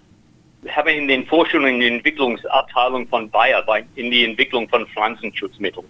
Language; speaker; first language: German; non-native, learner; English